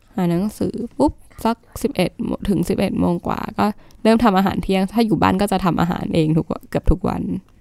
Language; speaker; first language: Thai; native; Thai